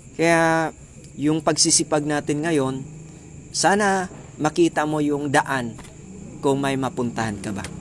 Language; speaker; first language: Filipino; non-native, local second language; Cebuano